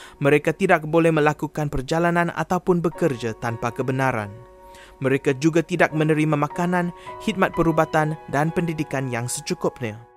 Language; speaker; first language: Malay; native; Malay